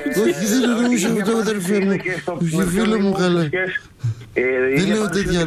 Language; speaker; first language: Greek; native; Greek